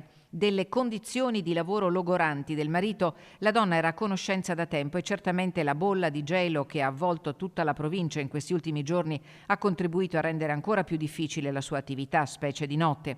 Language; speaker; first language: Italian; native; Italian